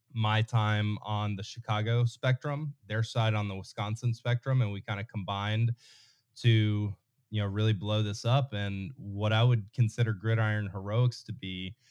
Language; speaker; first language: English; native; English